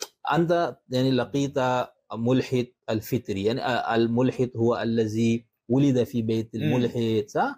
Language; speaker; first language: Arabic; non-native, fluent; Urdu